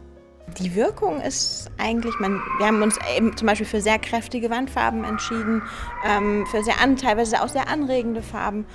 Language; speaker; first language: German; native; German